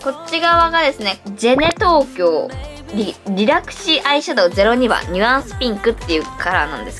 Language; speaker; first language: Japanese; native; Japanese